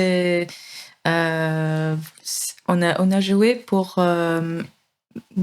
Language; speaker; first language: French; non-native, fluent; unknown